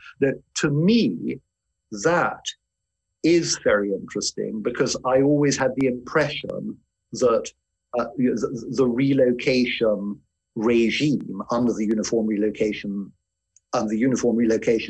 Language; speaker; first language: English; native; English